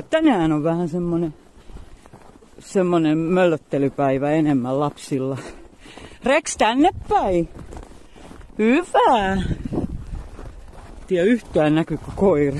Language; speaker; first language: Finnish; native; Finnish